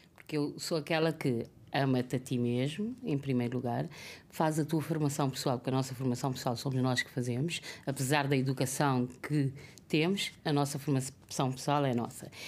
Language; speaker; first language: Portuguese; non-native, local second language; Kabuverdianu